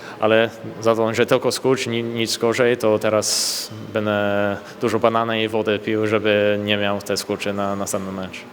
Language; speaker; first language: Polish; early bilingual, heritage; English